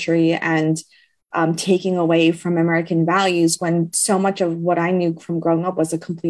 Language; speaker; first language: English; native; English